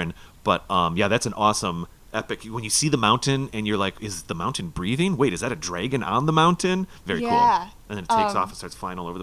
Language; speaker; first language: English; native; English